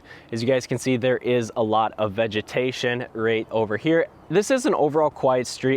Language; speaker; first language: English; native; English